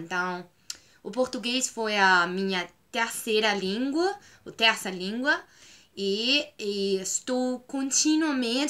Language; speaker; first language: Portuguese; non-native, fluent; Spanish